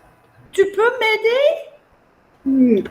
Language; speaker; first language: French; non-native, fluent; English